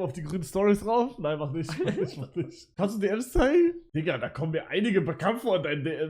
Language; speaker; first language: German; native; German